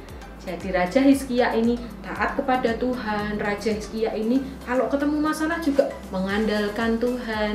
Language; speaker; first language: Indonesian; native; Indonesian